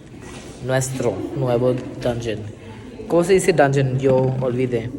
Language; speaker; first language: Spanish; non-native, learner; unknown